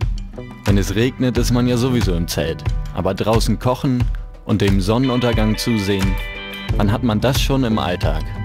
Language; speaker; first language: German; native; German